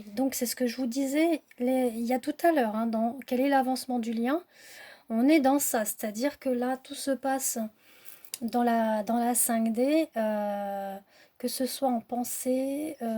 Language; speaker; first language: French; native; French